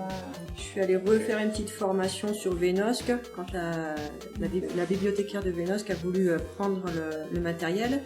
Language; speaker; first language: French; native; French